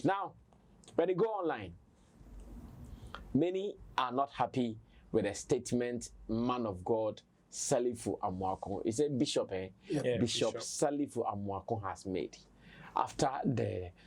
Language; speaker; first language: English; non-native, local second language; Akan